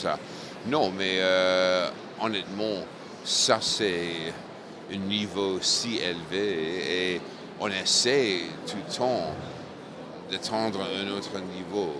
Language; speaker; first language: French; non-native, fluent; English